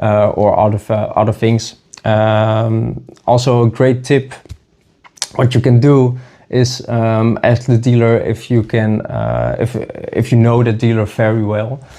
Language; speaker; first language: English; non-native, fluent; Dutch